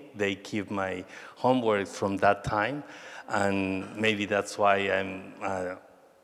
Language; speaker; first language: English; non-native, fluent; Spanish